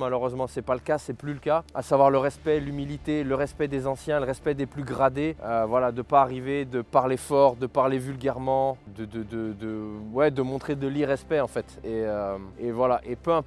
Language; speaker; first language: French; native; French